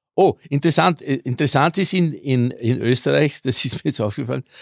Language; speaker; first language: German; early bilingual, other home language; Croatian